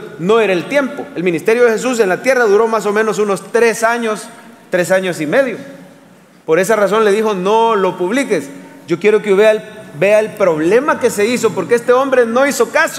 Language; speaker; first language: Spanish; native; Spanish